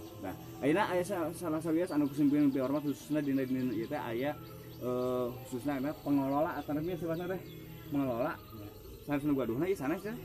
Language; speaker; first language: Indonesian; non-native, local second language; Sundanese